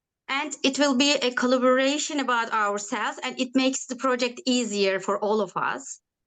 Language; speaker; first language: English; non-native, learner; Turkish